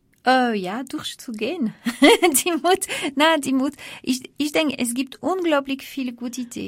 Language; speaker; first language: German; non-native, fluent; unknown